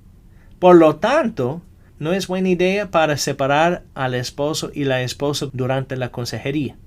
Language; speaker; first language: Spanish; non-native, fluent; English